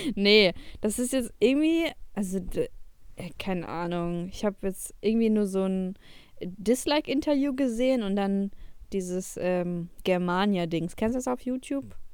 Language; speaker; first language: German; early bilingual, other home language; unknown